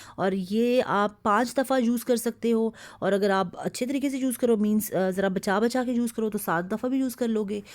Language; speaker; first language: Urdu; native; Urdu